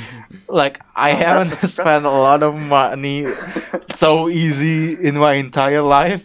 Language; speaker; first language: English; non-native, fluent; Indonesian